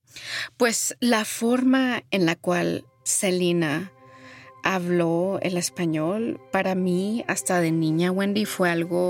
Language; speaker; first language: Spanish; early bilingual, heritage; Spanish